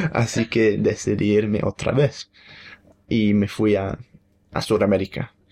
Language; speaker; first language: Spanish; non-native, fluent; English